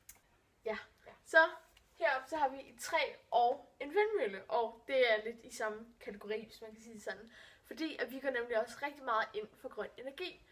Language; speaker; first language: Danish; native; Danish